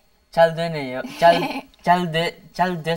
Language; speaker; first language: Korean; non-native, learner; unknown